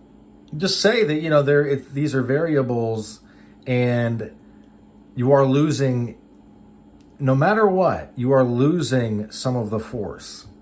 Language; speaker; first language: English; native; English